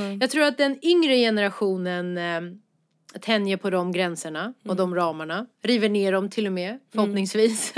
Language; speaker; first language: Swedish; early bilingual, other home language; Persian